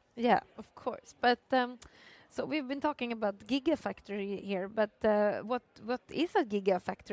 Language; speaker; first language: English; non-native, fluent; Swedish